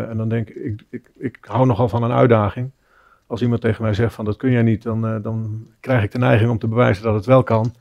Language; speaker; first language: Dutch; native; Dutch